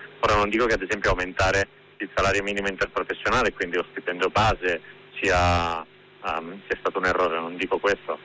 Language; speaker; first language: Italian; native; Italian